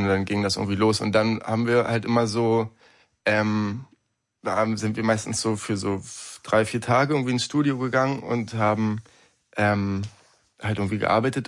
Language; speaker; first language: German; native; German